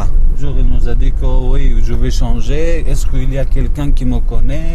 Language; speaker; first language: French; non-native, learner; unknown